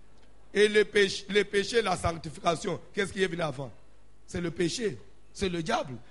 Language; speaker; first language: French; non-native, local second language; Lingala